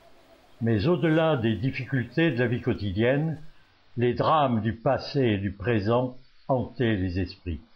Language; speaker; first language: French; native; French